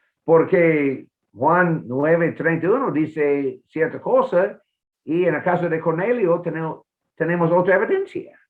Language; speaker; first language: Spanish; non-native, fluent; English